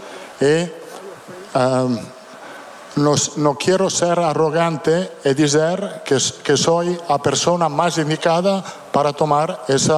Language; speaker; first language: Portuguese; non-native, fluent; Italian